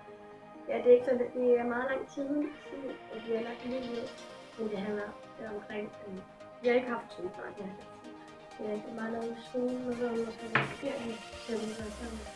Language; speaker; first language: Danish; early bilingual, other home language; German